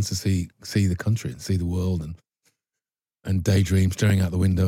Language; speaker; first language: English; native; English